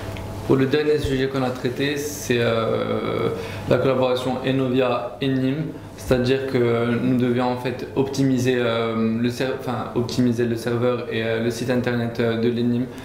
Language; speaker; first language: French; non-native, local second language; Arabic